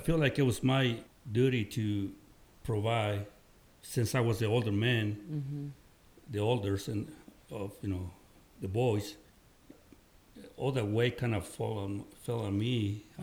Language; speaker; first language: English; non-native, fluent; Spanish